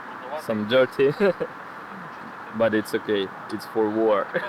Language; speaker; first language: English; non-native, learner; Ukrainian